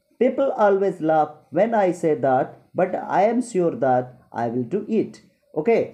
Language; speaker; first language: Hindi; non-native, local second language; Gujarati